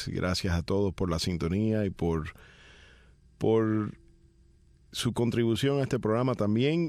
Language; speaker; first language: Spanish; early bilingual, heritage; Spanish